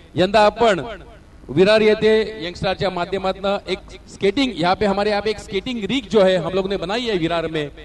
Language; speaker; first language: Hindi; non-native, local second language; Marathi